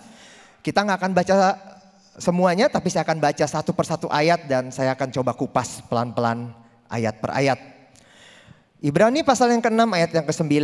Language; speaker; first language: Indonesian; native; Indonesian